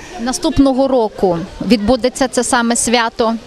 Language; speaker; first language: Ukrainian; native; Ukrainian